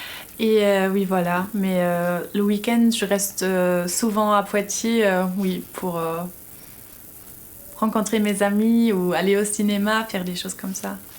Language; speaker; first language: French; non-native, fluent; German